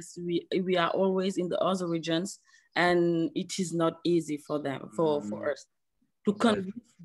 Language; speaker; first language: English; non-native, learner; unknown